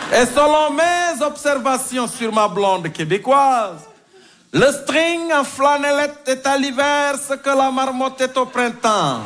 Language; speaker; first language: French; native; French